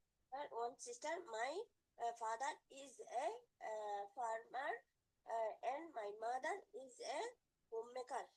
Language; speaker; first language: English; non-native, learner; Bangla